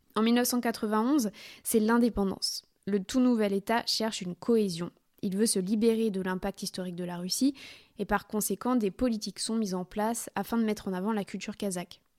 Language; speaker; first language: French; native; French